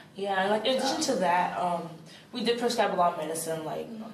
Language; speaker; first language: English; native; English